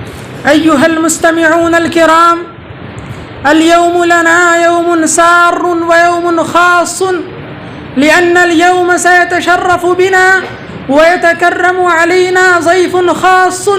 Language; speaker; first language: Arabic; non-native, learner; Urdu